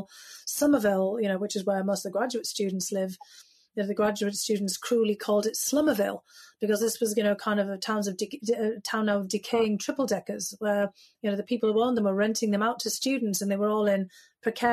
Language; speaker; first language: English; native; English